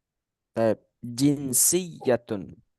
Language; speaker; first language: Arabic; non-native, fluent; Indonesian